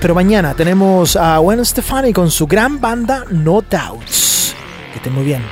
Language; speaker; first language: Spanish; native; Spanish